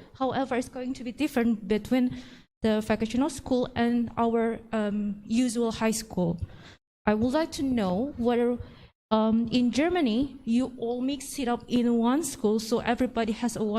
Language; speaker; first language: English; non-native, fluent; Indonesian